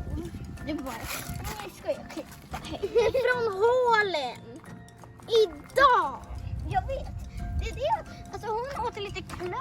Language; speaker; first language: Swedish; early bilingual, other home language; Urdu